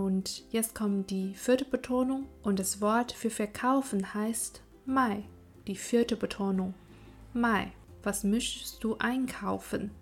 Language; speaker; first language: German; non-native, fluent; Chinese